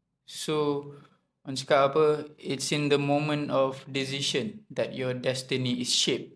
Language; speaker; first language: English; non-native, local second language; Malay